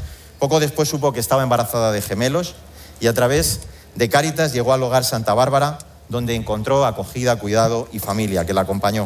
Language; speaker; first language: Spanish; native; Spanish